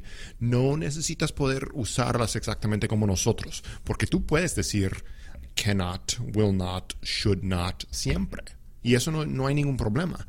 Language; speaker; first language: Spanish; non-native, fluent; English